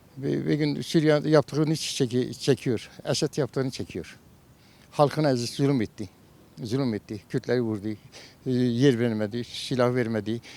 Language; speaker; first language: Turkish; non-native, local second language; Kurdish